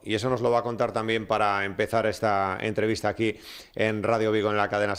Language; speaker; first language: Spanish; native; Spanish